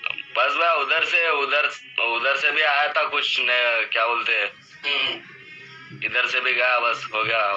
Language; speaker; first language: Hindi; non-native, local second language; Kannada